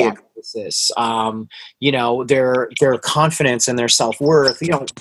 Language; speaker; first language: English; early bilingual, other home language; Hindi